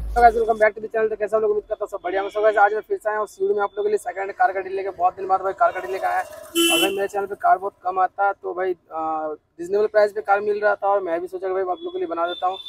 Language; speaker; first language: Hindi; non-native, local second language; Bangla